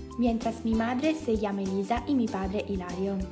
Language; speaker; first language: Spanish; non-native, learner; Italian